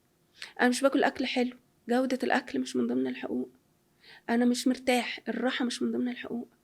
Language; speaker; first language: Arabic; native; Arabic